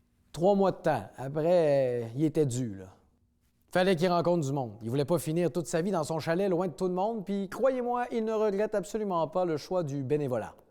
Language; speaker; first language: French; native; French